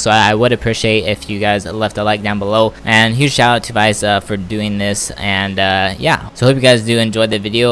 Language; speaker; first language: English; native; English